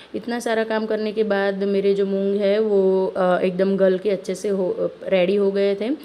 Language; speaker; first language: Hindi; non-native, local second language; Gujarati